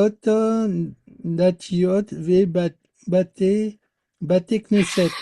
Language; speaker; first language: Hebrew; non-native, learner; French